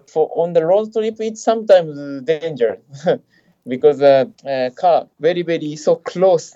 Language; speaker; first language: English; non-native, fluent; Japanese